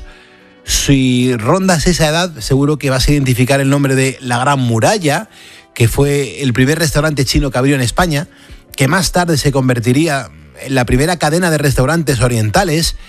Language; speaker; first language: Spanish; native; Spanish